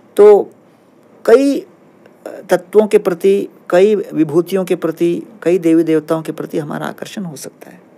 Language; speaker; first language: Hindi; non-native, local second language; Tamil